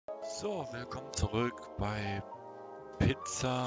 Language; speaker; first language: German; native; German